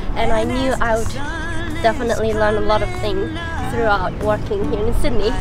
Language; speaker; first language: English; non-native, fluent; Japanese